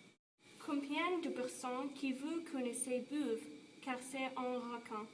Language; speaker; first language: French; non-native, learner; English